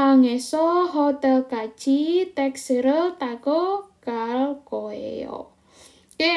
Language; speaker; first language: Korean; non-native, fluent; Indonesian